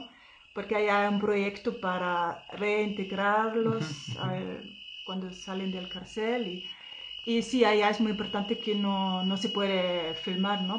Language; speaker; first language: Spanish; non-native, fluent; German